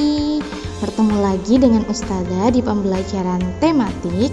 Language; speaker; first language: Indonesian; native; Indonesian